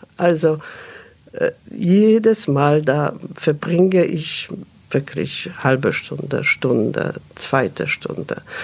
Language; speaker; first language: German; non-native, fluent; Polish